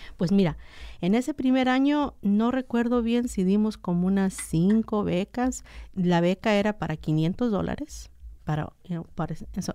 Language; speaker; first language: Spanish; early bilingual, heritage; Spanish